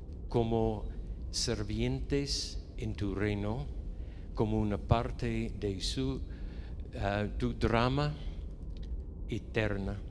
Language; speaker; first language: Spanish; non-native, fluent; English